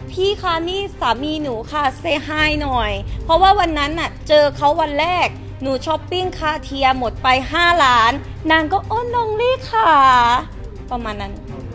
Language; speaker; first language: Thai; non-native, fluent; Vietnamese